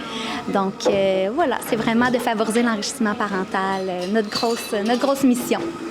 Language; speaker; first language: French; native; French